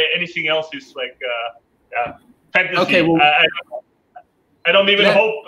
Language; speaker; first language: English; non-native, fluent; German